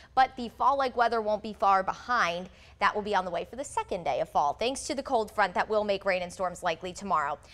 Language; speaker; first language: English; native; English